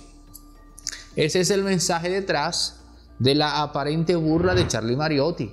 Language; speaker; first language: Spanish; native; Spanish